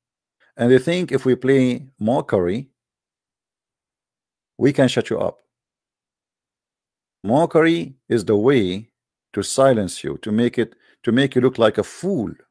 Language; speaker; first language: English; non-native, fluent; Arabic